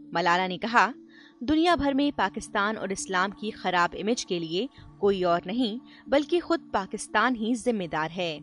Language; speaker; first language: Hindi; native; Hindi